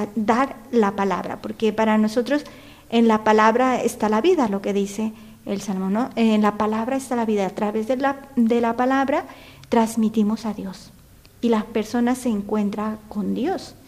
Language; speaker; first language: Spanish; native; Spanish